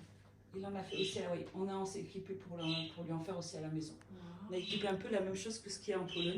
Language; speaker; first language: French; native; French